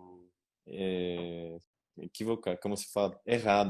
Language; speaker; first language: Portuguese; non-native, learner; Spanish